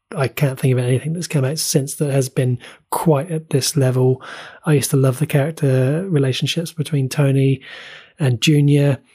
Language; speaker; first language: English; native; English